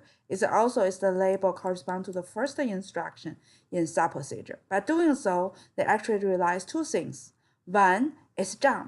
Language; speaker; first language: English; non-native, fluent; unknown